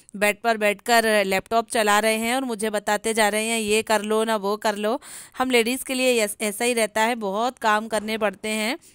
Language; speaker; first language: Hindi; native; Hindi